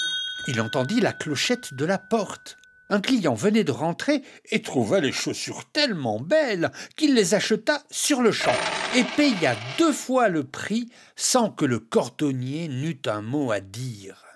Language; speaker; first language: French; native; French